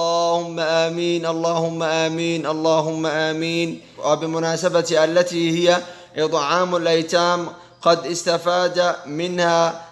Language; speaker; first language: Arabic; non-native, local second language; Somali